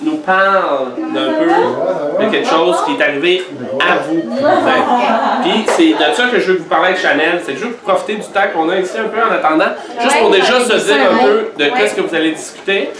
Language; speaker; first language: French; native; French